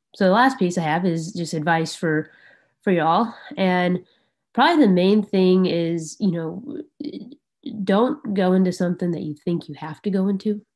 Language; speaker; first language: English; native; English